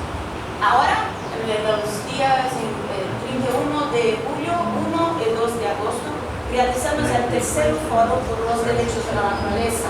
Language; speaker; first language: Spanish; non-native, fluent; Portuguese